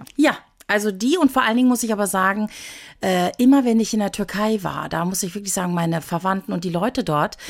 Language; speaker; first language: German; early bilingual, other home language; Turkish